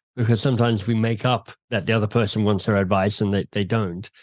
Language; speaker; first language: English; native; English